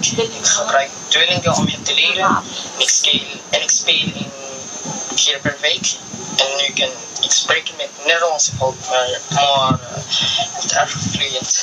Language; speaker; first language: Dutch; non-native, learner; Filipino